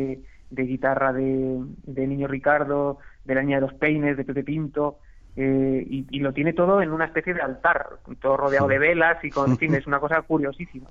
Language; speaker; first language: Spanish; native; Spanish